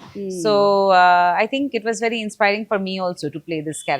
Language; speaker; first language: Kannada; non-native, local second language; Bangla